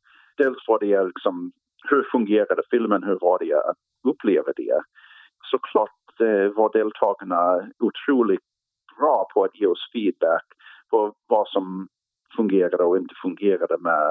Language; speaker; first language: Swedish; non-native, fluent; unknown